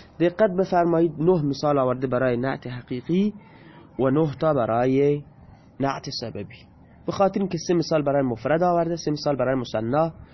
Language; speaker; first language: Persian; non-native, local second language; Baluchi